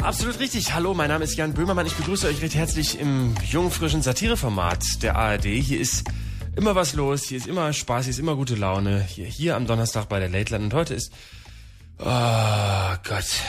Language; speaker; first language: German; native; German